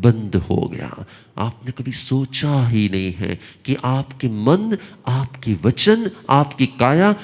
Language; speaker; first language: Hindi; non-native, local second language; Gujarati